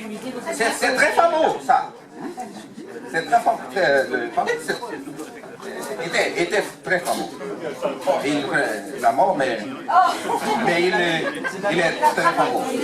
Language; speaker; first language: French; non-native, learner; Portuguese